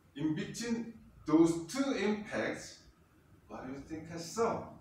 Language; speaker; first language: English; non-native, fluent; Korean